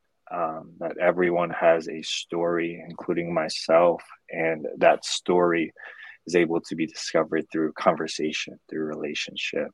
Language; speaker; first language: English; native; English